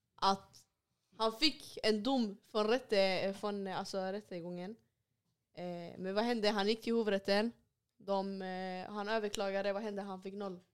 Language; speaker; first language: Swedish; early bilingual, other home language; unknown